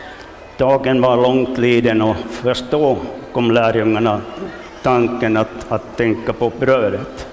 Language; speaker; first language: Swedish; non-native, local second language; Finnish